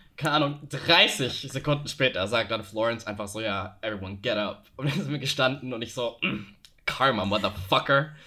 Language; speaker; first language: German; native; German